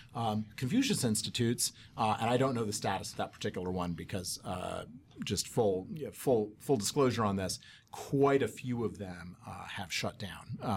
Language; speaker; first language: English; native; English